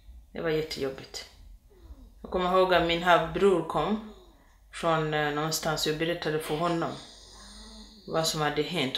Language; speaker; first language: Swedish; non-native, fluent; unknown